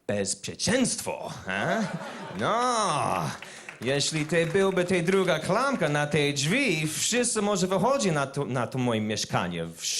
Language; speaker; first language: Polish; non-native, learner; English